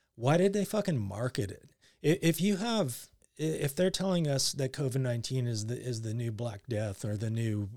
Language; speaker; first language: English; native; English